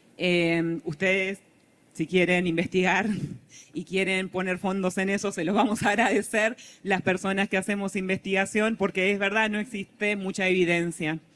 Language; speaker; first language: Spanish; native; Spanish